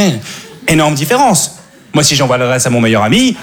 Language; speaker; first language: French; native; French